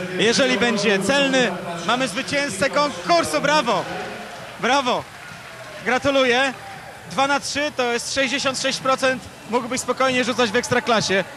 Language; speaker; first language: Polish; native; Polish